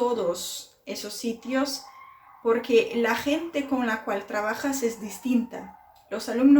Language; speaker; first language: Spanish; non-native, fluent; Portuguese